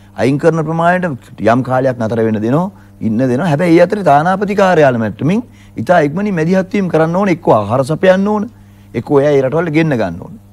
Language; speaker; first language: Sinhala; native; Sinhala